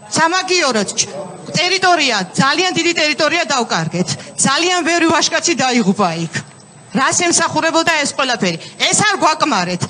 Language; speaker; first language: Georgian; native; Georgian